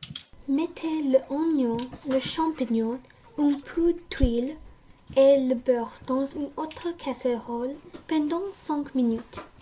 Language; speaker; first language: French; non-native, learner; English